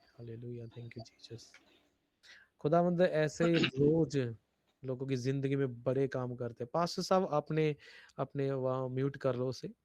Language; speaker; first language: Hindi; non-native, local second language; Punjabi